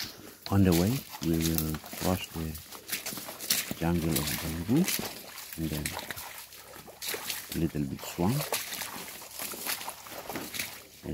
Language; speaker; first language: English; non-native, learner; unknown